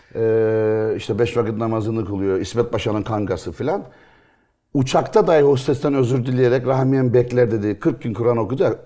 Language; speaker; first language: Turkish; native; Turkish